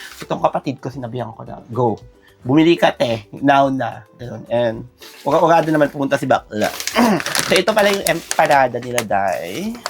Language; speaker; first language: Filipino; non-native, local second language; Iloko